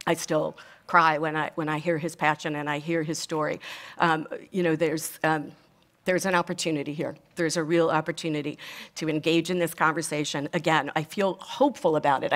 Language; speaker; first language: English; native; English